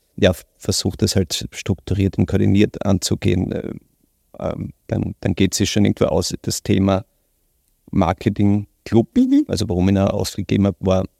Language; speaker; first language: German; native; German